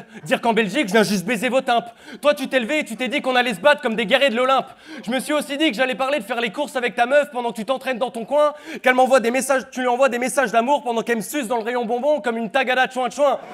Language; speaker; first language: French; native; French